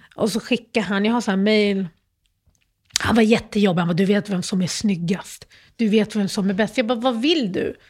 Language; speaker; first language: Swedish; early bilingual, other home language; Arabic